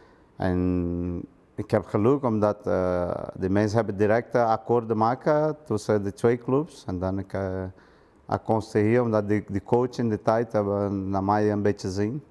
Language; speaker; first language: Dutch; non-native, learner; Portuguese